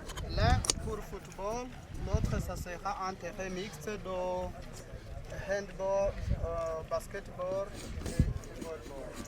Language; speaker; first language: French; non-native, local second language; Rundi